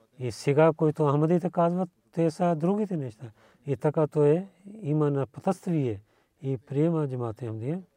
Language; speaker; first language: Bulgarian; non-native, learner; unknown